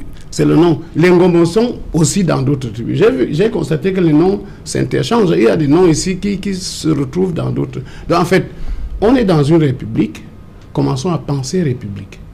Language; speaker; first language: French; non-native, local second language; English